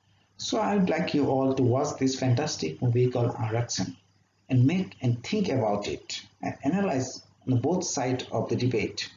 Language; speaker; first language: English; non-native, local second language; Assamese